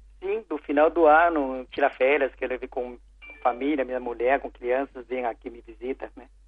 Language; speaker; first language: Portuguese; non-native, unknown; Chinese